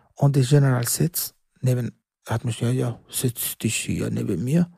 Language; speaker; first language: German; non-native, learner; Arabic